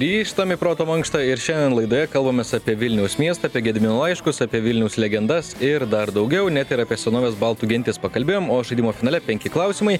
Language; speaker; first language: Lithuanian; native; Lithuanian